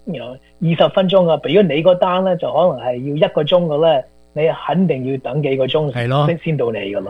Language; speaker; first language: Chinese; early bilingual, heritage; Cantonese